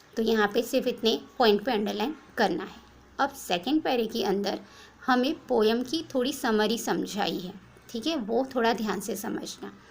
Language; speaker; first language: Hindi; non-native, local second language; Gujarati